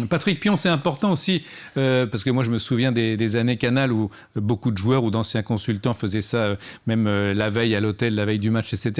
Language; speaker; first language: French; native; French